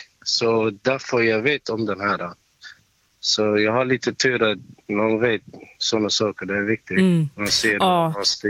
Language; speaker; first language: Swedish; non-native, local second language; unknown